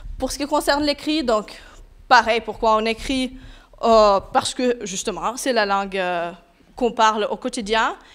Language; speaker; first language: French; non-native, fluent; Russian